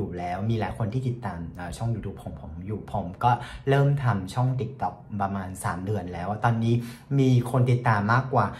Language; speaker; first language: Thai; non-native, fluent; Vietnamese